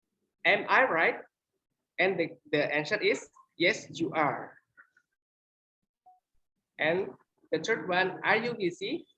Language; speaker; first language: English; non-native, learner; Indonesian